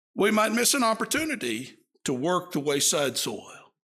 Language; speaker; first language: English; native; English